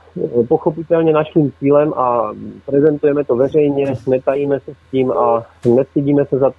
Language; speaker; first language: Czech; native; Czech